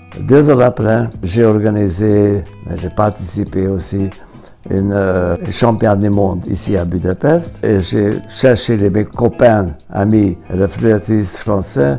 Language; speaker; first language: French; non-native, fluent; Hungarian